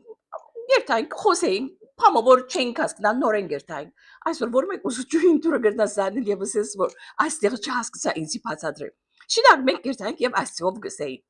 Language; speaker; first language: Armenian; early bilingual, heritage; Armenian